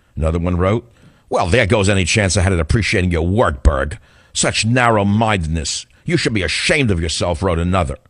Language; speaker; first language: English; native; English